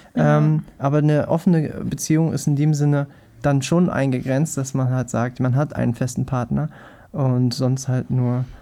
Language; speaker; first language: German; native; German